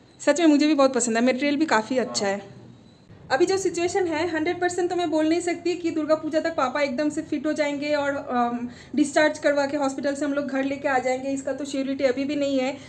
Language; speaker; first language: Hindi; non-native, local second language; Bangla